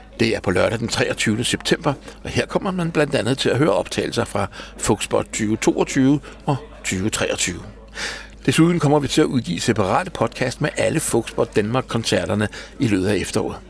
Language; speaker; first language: Danish; native; Danish